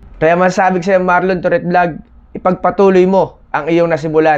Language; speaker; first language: Filipino; native; Filipino